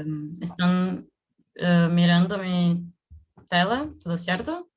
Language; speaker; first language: Spanish; non-native, learner; Portuguese